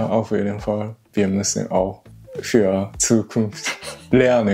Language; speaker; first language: German; non-native, learner; Japanese